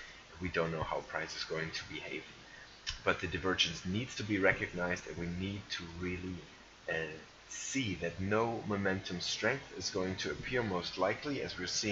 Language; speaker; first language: English; non-native, fluent; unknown